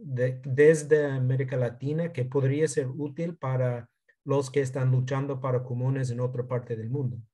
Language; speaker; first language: Spanish; non-native, fluent; English